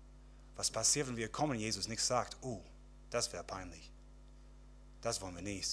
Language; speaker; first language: German; non-native, fluent; English